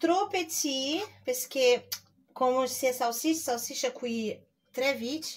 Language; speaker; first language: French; non-native, learner; Portuguese